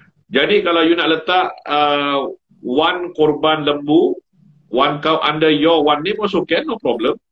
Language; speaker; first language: English; non-native, learner; Malay